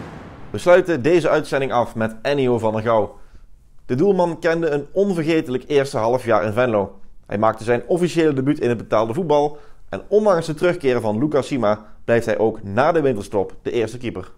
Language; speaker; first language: Dutch; native; Dutch